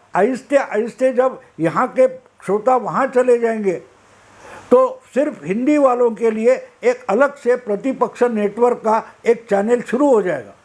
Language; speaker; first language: Hindi; non-native, local second language; Marathi